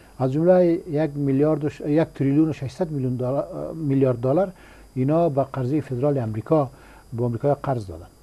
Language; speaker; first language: Persian; native; Persian